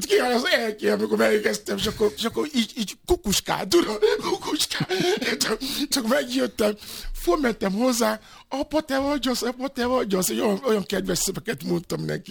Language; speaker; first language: Hungarian; non-native, fluent; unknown